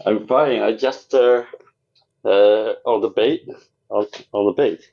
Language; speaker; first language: English; non-native, learner; Chinese